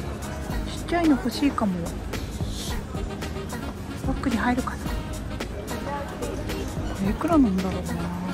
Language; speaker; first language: Japanese; native; Japanese